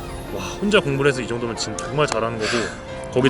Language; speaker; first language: Korean; native; Korean